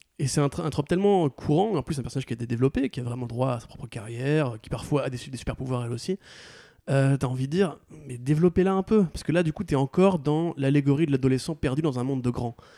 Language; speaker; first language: French; native; French